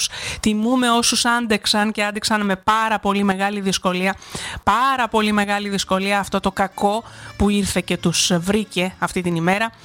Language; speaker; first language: Greek; native; Greek